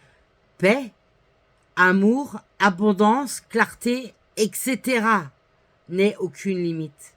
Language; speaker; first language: French; native; French